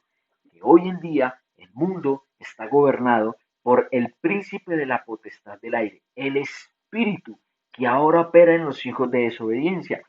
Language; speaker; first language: Spanish; native; Spanish